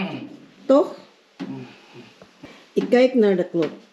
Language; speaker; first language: Dutch; non-native, learner; Filipino